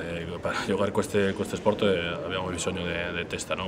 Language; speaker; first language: Italian; non-native, learner; Spanish